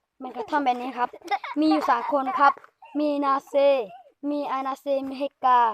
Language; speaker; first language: Thai; native; Thai